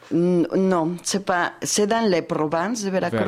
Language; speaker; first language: French; non-native, fluent; Spanish